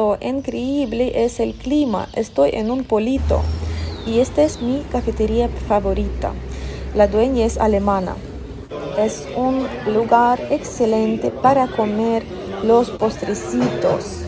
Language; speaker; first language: Spanish; non-native, fluent; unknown